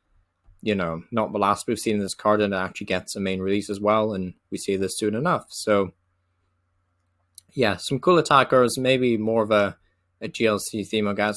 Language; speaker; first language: English; native; English